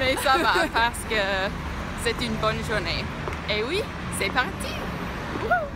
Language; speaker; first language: French; non-native, learner; English